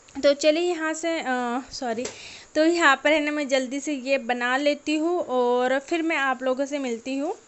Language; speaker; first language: Hindi; non-native, local second language; Marathi